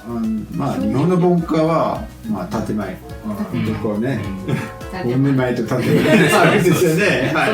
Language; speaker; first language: Japanese; non-native, fluent; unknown